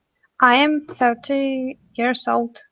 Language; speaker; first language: English; non-native, learner; Russian